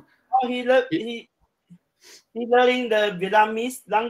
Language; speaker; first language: English; non-native, learner; Chinese